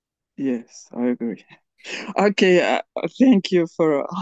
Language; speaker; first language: English; non-native, learner; Serbian